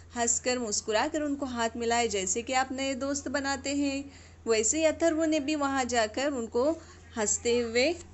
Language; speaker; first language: Hindi; non-native, local second language; Urdu